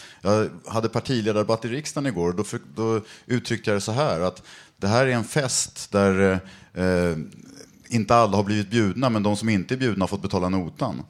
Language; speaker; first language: Swedish; native; Swedish